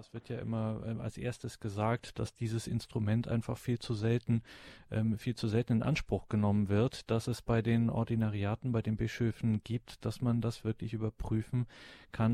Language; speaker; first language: German; native; German